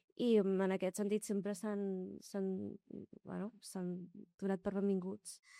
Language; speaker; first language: Catalan; non-native, local second language; Arabic